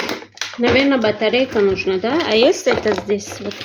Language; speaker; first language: Russian; non-native, fluent; Tajik